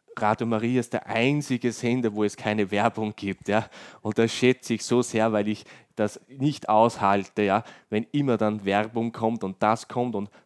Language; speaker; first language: German; native; German